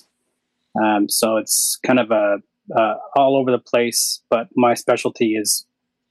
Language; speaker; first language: English; native; English